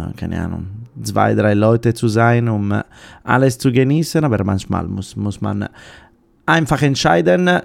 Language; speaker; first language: German; non-native, fluent; Italian